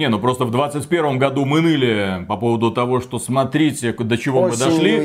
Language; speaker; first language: Russian; native; Russian